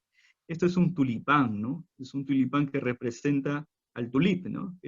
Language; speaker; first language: Spanish; native; Spanish